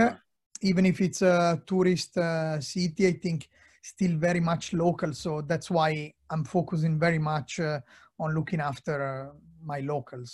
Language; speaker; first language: English; non-native, fluent; Italian